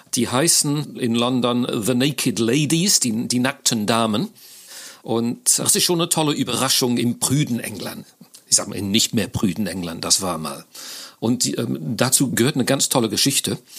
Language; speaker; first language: German; non-native, fluent; English